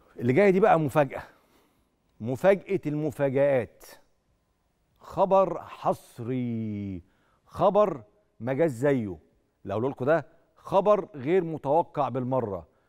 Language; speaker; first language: Arabic; native; Arabic